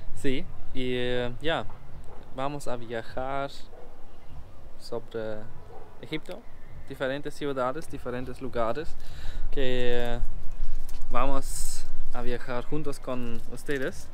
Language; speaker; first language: Spanish; non-native, learner; German